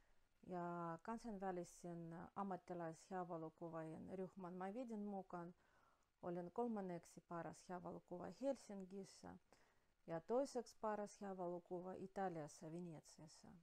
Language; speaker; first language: Finnish; non-native, fluent; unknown